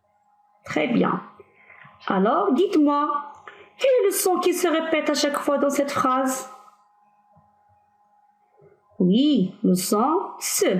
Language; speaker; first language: French; non-native, local second language; Arabic